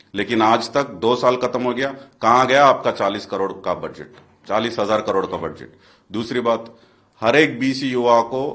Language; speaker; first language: Hindi; non-native, local second language; Telugu